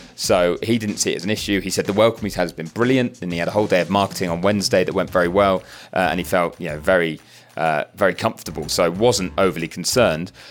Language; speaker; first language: English; native; English